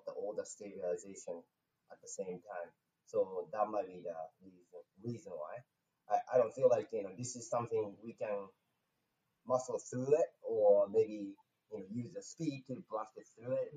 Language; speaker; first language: English; non-native, fluent; Japanese